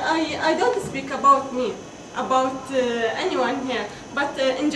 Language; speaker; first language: English; non-native, learner; Arabic